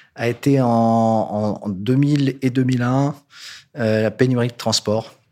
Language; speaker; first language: French; native; French